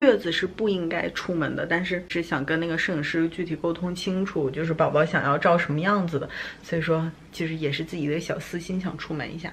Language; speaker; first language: Chinese; native; Chinese